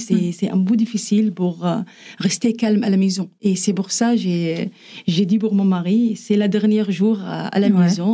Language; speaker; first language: French; non-native, learner; Arabic